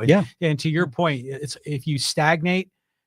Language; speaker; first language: English; native; English